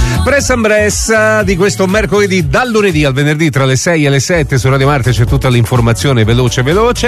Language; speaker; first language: Italian; native; Italian